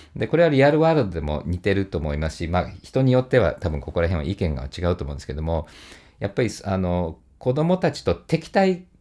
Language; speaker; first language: Japanese; native; Japanese